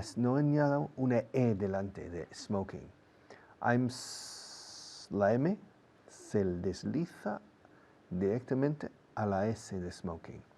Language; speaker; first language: Spanish; non-native, fluent; English